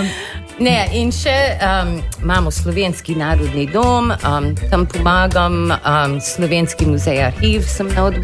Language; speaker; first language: Slovenian; early bilingual, heritage; Slovenian